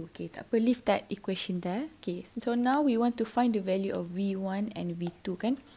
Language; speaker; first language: English; non-native, local second language; Malay